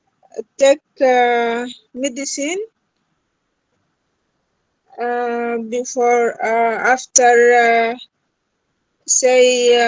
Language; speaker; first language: English; non-native, learner; Arabic